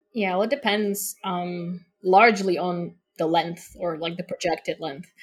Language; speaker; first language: English; non-native, fluent; Slovak